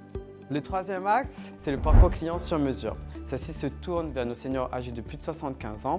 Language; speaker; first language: French; non-native, local second language; Réunion Creole French